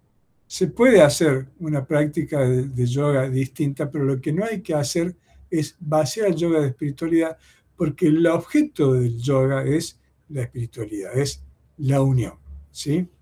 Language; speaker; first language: Spanish; native; Spanish